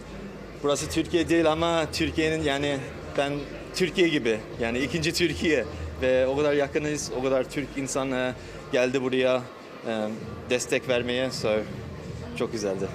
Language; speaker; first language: Turkish; early bilingual, heritage; Turkish